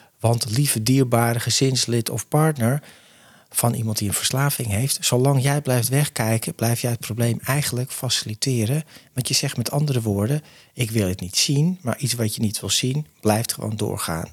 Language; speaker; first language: Dutch; native; Dutch